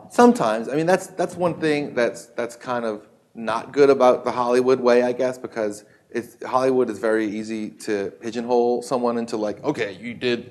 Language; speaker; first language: English; native; English